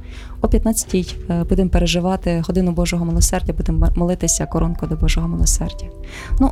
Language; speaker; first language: Ukrainian; native; Ukrainian